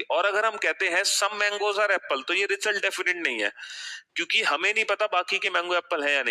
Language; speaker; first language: Hindi; native; Hindi